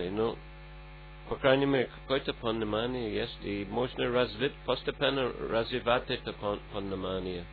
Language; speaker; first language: Russian; non-native, fluent; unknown